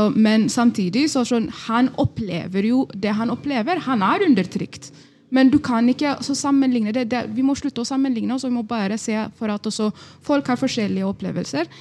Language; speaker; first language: Norwegian; non-native, fluent; Amharic